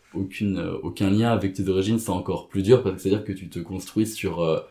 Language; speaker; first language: French; native; French